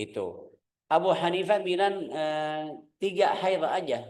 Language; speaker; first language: Indonesian; non-native, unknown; Arabic